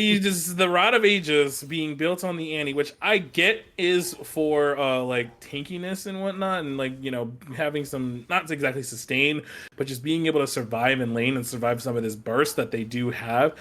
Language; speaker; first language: English; native; English